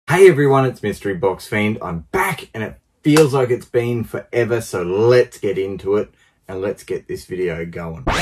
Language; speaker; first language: English; native; English